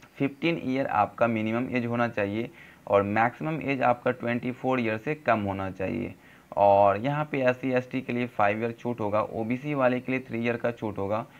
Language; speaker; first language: Hindi; native; Hindi